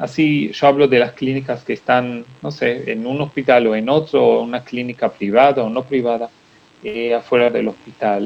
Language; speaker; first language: Spanish; non-native, fluent; Hebrew